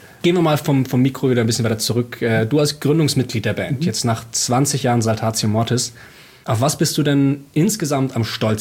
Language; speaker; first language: German; native; German